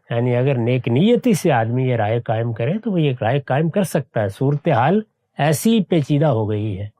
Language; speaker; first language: Urdu; native; Urdu